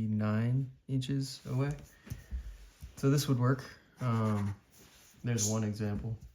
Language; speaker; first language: English; native; English